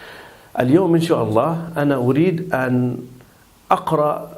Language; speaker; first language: Arabic; non-native, fluent; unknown